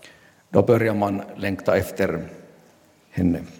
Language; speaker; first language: Swedish; non-native, local second language; Finnish